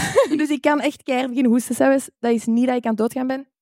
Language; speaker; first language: Dutch; native; Dutch